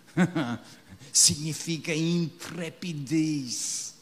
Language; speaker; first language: Portuguese; non-native, fluent; English